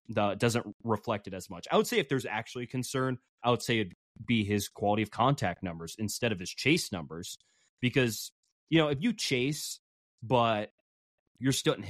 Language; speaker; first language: English; native; English